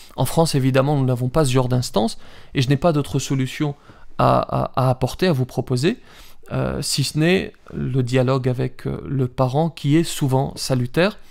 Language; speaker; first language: French; early bilingual, other home language; Riffian